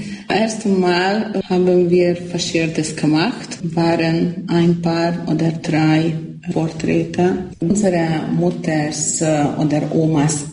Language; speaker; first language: German; non-native, local second language; Hungarian